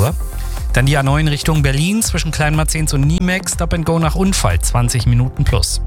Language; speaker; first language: German; native; German